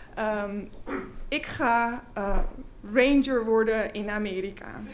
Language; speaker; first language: Dutch; native; Dutch